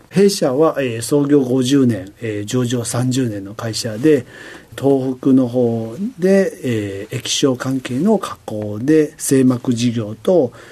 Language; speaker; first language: Japanese; non-native, fluent; Chinese